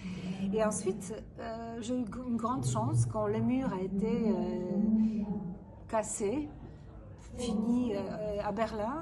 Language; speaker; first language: French; non-native, fluent; Polish